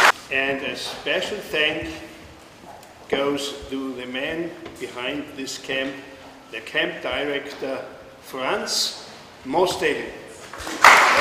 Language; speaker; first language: English; non-native, fluent; German